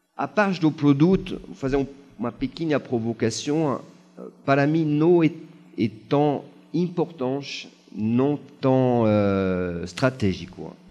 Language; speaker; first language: Portuguese; non-native, fluent; French